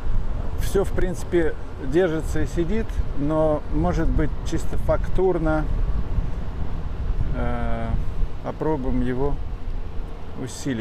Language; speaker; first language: Russian; native; Russian